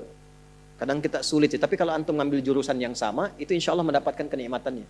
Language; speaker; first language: Indonesian; native; Indonesian